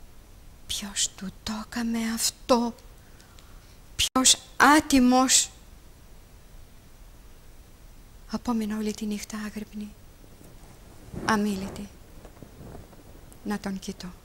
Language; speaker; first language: Greek; native; Greek